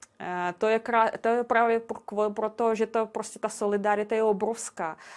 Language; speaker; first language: Czech; non-native, fluent; Russian